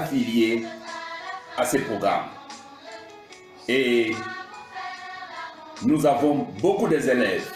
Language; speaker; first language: French; non-native, local second language; Swahili